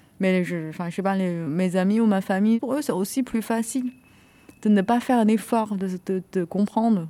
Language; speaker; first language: French; non-native, fluent; Chinese